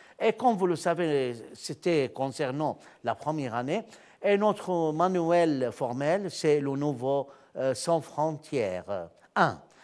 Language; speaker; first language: French; non-native, fluent; Arabic